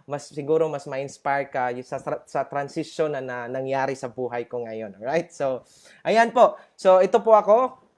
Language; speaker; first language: Filipino; non-native, local second language; Cebuano